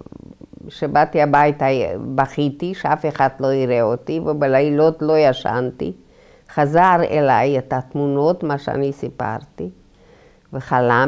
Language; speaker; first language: Hebrew; non-native, fluent; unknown